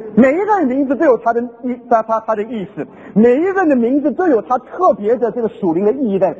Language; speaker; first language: Chinese; non-native, local second language; Hakka Chinese